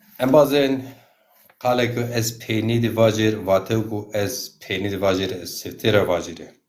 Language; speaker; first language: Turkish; non-native, local second language; Zaza